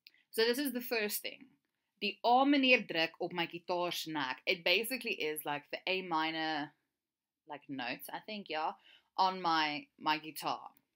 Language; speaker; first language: English; native; English